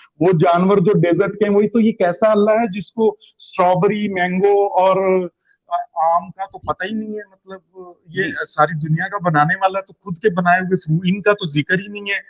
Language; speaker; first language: Urdu; non-native, local second language; Punjabi